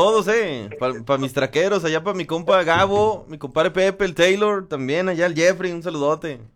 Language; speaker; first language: Spanish; native; Spanish